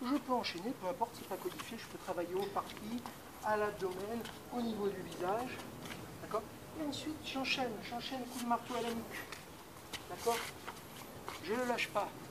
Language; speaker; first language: French; native; French